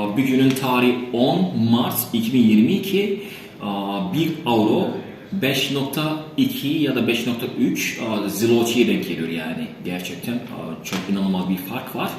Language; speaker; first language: Turkish; non-native, fluent; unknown